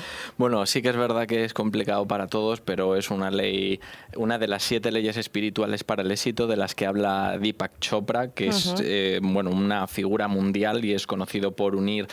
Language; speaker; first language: Spanish; native; Spanish